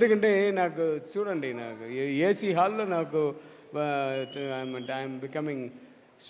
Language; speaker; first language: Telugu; non-native, learner; Tamil